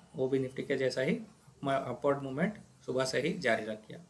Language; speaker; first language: Hindi; non-native, local second language; Kannada